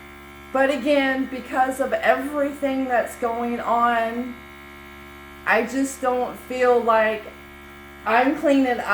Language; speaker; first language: English; native; English